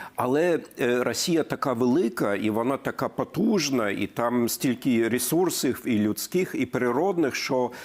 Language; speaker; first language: Ukrainian; non-native, fluent; German